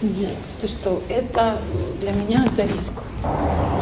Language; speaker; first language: Russian; native; Russian